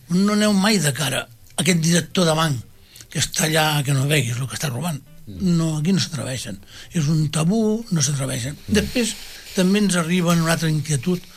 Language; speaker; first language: Catalan; native; Catalan